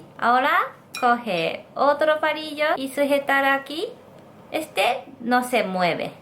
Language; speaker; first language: Spanish; non-native, learner; Japanese